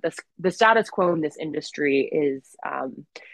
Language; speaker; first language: English; native; English